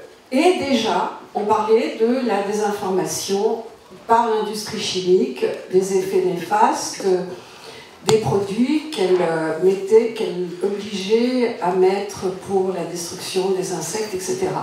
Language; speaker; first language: French; native; French